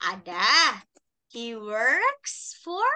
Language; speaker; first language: English; non-native, fluent; Indonesian